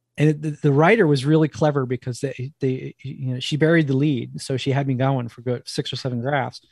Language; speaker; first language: English; native; English